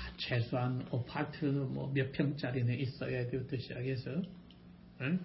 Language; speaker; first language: Korean; native; Korean